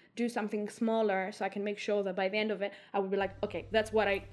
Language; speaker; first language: English; non-native, fluent; Greek